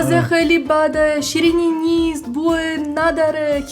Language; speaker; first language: Persian; non-native, learner; Russian